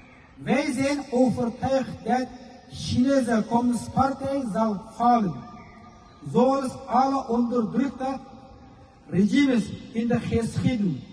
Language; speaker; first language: Dutch; non-native, fluent; Uyghur